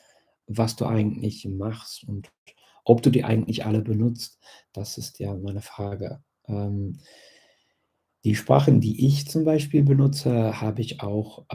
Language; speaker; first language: German; non-native, fluent; English